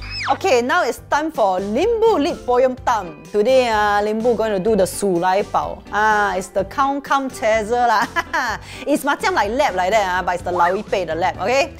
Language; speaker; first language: English; non-native, local second language; Chinese